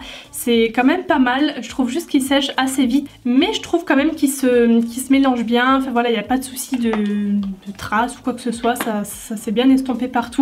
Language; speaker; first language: French; native; French